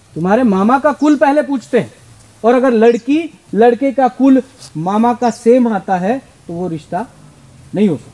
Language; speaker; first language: Hindi; non-native, local second language; Marathi